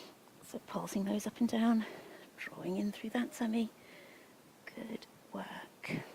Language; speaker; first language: English; native; English